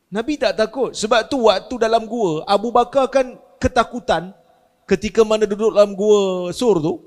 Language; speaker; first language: Malay; native; Malay